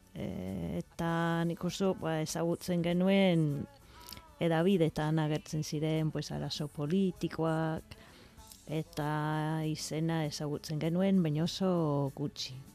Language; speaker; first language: Basque; non-native, fluent; English